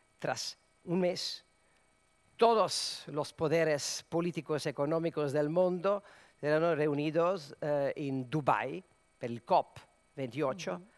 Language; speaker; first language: Spanish; non-native, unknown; Serbian